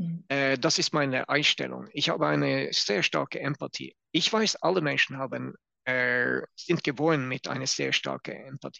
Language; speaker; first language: German; non-native, learner; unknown